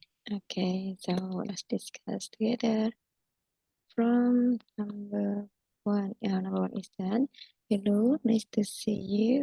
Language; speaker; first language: English; non-native, fluent; Indonesian